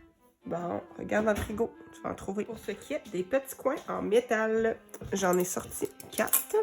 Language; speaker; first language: French; native; French